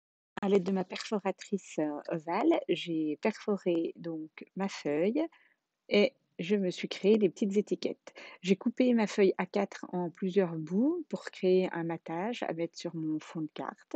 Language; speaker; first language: French; native; French